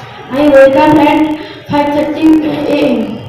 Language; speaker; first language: English; non-native, learner; Bangla